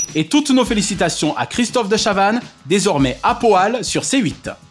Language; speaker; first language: French; native; French